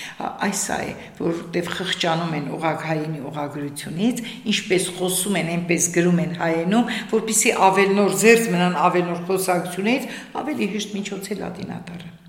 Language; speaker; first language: Armenian; native; Armenian